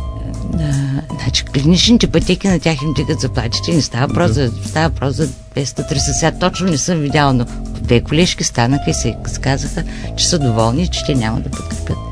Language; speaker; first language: Bulgarian; native; Bulgarian